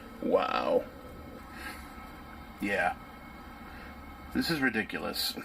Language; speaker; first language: English; native; English